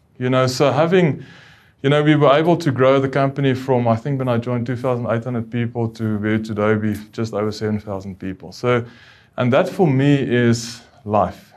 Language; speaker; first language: English; non-native, local second language; Afrikaans